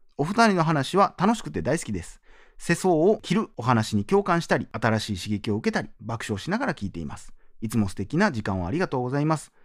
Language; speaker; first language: Japanese; native; Japanese